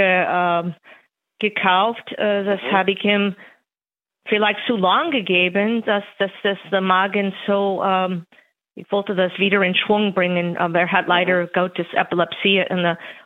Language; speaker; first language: German; non-native, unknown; English